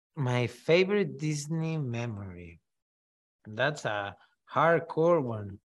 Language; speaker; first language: English; non-native, fluent; Spanish